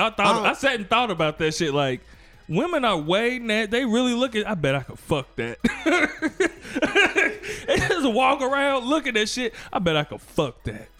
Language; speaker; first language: English; native; English